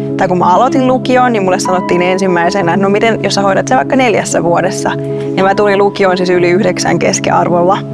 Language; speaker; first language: Finnish; early bilingual, other home language; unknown